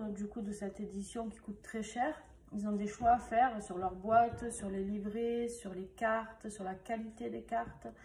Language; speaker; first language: French; native; French